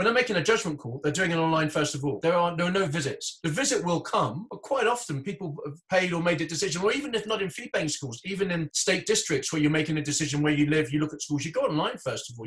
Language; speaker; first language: English; native; English